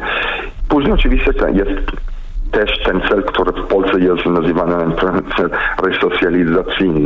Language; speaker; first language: Polish; non-native, learner; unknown